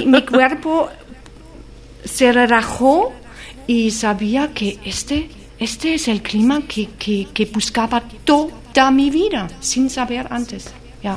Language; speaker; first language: Spanish; non-native, fluent; German